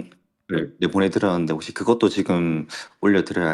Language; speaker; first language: Korean; native; Korean